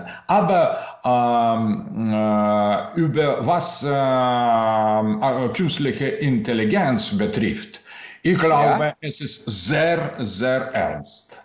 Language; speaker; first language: German; non-native, learner; Russian